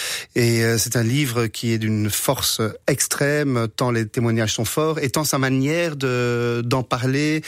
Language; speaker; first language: French; native; French